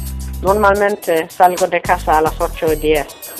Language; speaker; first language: Spanish; non-native, learner; English